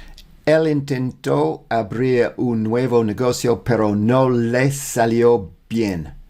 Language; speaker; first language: Spanish; non-native, learner; English